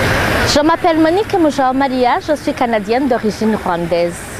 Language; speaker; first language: French; non-native, local second language; Kinyarwanda